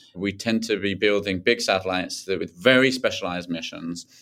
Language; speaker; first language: English; native; English